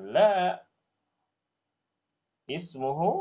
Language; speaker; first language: Arabic; non-native, fluent; Indonesian